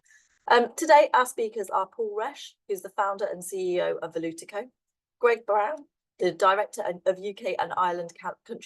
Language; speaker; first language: English; native; English